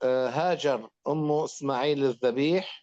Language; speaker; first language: Arabic; native; Arabic